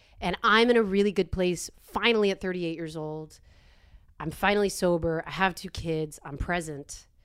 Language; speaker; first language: English; native; English